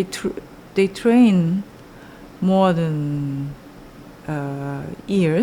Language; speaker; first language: English; non-native, learner; Japanese